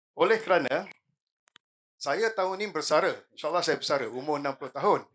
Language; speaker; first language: Malay; native; Malay